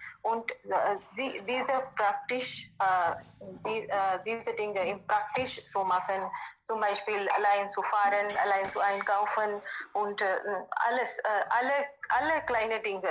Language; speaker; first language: German; non-native, learner; Hindi